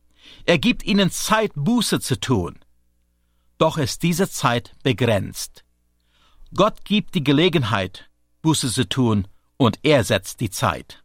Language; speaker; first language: German; native; German